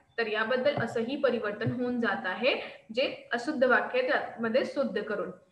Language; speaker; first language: Marathi; non-native, local second language; Hindi